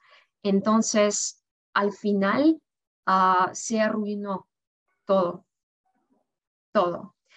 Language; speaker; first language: Spanish; non-native, fluent; Russian